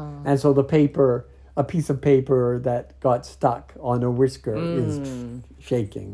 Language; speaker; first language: English; native; English